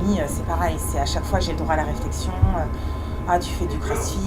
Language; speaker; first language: French; native; French